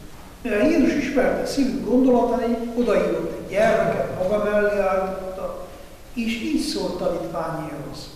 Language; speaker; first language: Hungarian; non-native, fluent; Italian